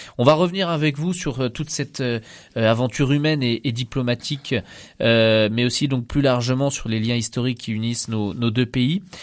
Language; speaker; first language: French; native; French